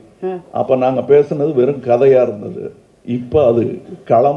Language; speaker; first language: Tamil; native; Tamil